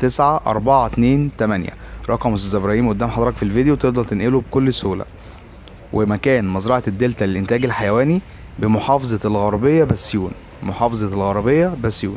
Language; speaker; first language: Arabic; native; Arabic